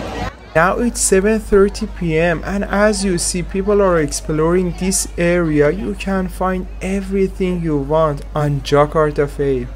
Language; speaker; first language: English; non-native, learner; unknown